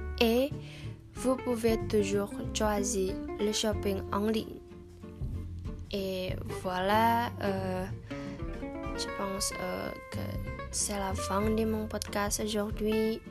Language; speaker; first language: French; non-native, fluent; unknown